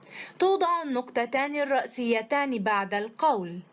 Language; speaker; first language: Arabic; native; Arabic